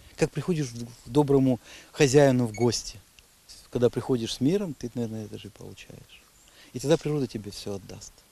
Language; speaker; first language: Russian; native; Russian